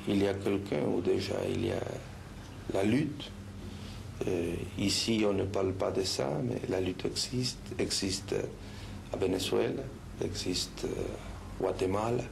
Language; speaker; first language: French; non-native, fluent; Spanish